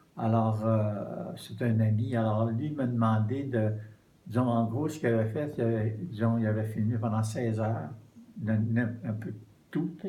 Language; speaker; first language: French; native; French